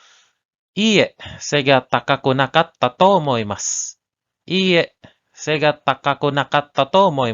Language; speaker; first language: Japanese; non-native, learner; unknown